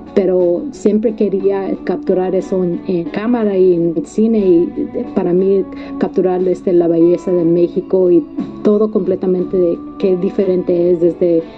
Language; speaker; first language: Spanish; early bilingual, heritage; Spanish